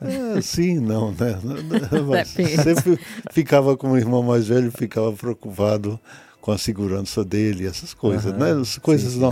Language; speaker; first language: Portuguese; early bilingual, other home language; English